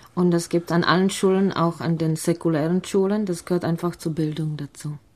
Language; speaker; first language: German; non-native, fluent; Czech